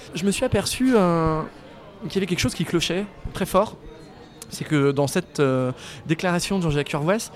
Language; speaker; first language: French; native; French